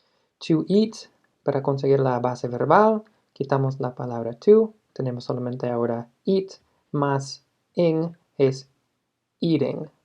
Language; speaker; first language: Spanish; non-native, fluent; English